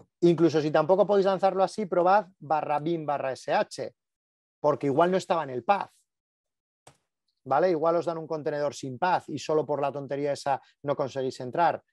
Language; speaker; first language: Spanish; native; Spanish